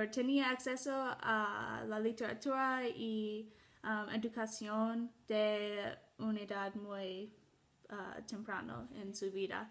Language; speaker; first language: Spanish; non-native, learner; English